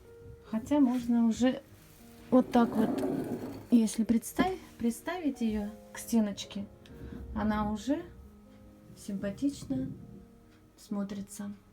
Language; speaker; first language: Russian; native; Russian